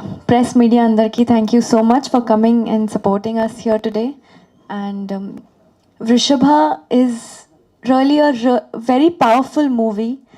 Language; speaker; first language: Telugu; non-native, learner; Kannada